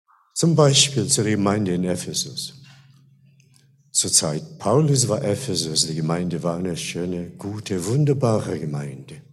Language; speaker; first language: German; non-native, fluent; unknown